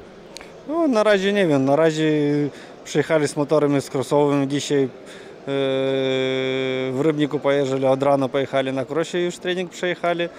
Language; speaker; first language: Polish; non-native, learner; Russian